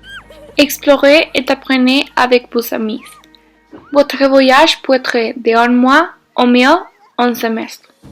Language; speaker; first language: French; non-native, learner; Spanish